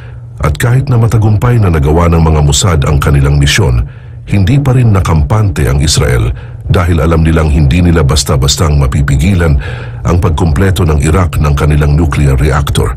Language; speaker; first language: Filipino; native; Filipino